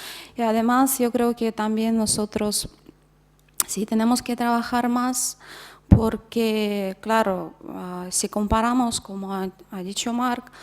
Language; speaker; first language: Spanish; non-native, fluent; Russian